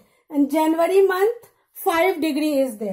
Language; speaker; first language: English; non-native, local second language; Hindi